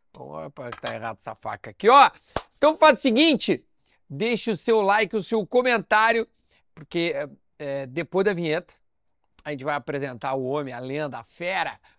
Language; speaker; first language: Portuguese; native; Portuguese